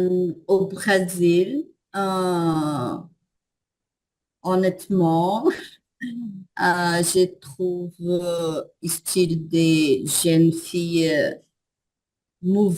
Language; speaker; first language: French; non-native, learner; Portuguese